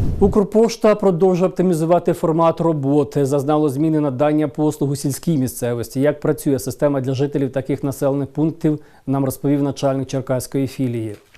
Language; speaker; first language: Ukrainian; native; Ukrainian